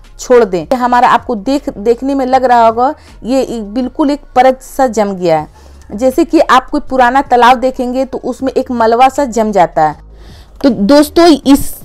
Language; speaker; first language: Hindi; native; Hindi